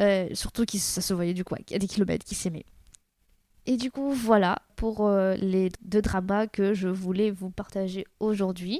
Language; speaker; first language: French; native; French